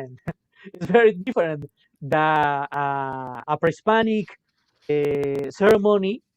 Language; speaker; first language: English; non-native, local second language; Spanish